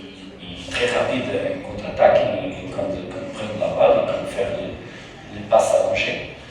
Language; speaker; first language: French; non-native, fluent; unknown